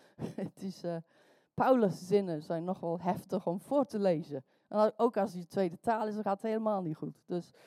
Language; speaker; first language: Dutch; non-native, fluent; English